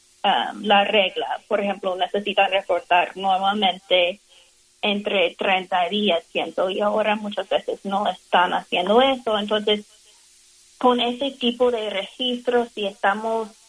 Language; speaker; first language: Spanish; non-native, learner; English